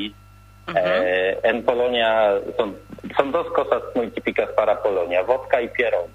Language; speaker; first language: Spanish; non-native, learner; Polish